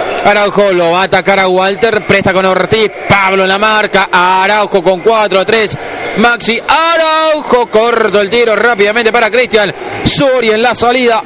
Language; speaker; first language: Spanish; native; Spanish